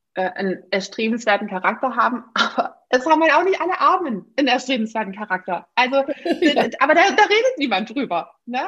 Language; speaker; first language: German; native; German